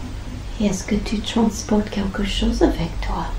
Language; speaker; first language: French; non-native, fluent; English